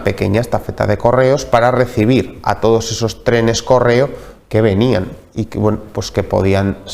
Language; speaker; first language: Spanish; native; Spanish